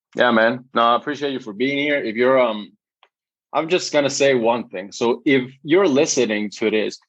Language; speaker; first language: English; non-native, fluent; Spanish